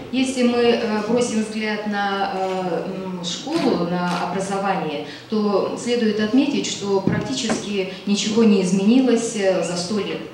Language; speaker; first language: Russian; native; Russian